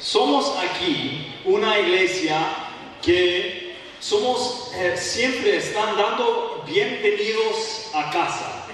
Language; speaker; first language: Spanish; non-native, learner; English